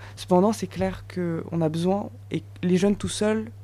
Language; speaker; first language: French; native; French